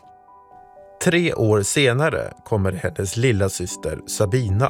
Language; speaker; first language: Swedish; native; Swedish